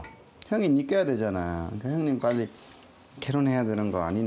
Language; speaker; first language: Korean; non-native, fluent; Hindi